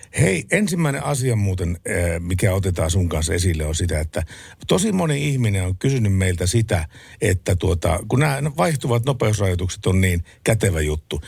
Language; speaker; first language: Finnish; native; Finnish